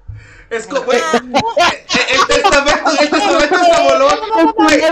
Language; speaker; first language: Spanish; native; Spanish